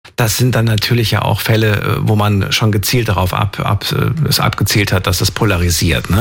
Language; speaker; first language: German; native; German